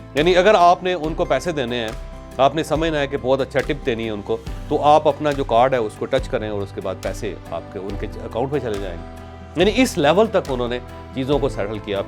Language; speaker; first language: Urdu; non-native, local second language; Punjabi